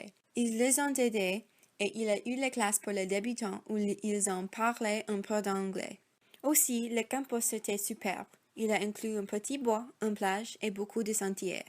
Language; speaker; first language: French; non-native, learner; English